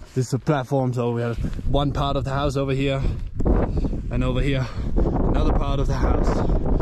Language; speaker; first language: English; non-native, fluent; Danish